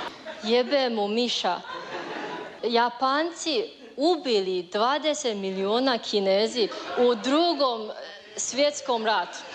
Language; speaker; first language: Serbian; non-native, learner; Chinese